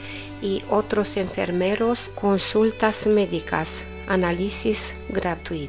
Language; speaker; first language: Spanish; non-native, learner; Romanian